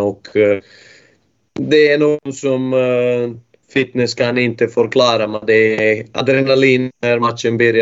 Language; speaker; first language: Swedish; non-native, fluent; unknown